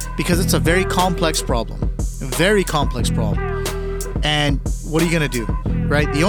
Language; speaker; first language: English; early bilingual, other home language; Punjabi